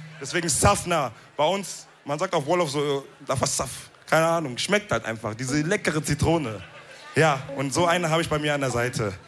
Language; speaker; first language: German; early bilingual, other home language; Wolof